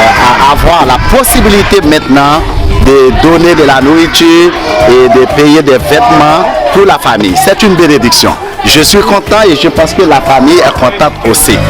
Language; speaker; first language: French; non-native, local second language; Haitian Creole